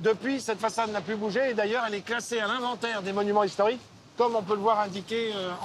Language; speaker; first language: French; native; French